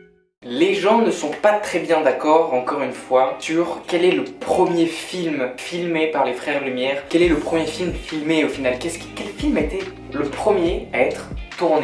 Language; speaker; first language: French; native; French